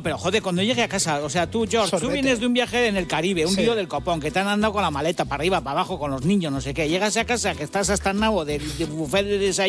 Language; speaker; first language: Spanish; native; Spanish